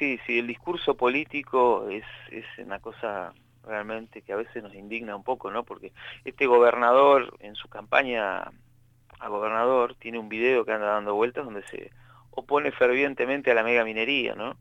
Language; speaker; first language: Spanish; native; Spanish